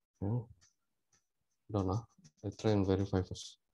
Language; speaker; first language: English; non-native, local second language; Malay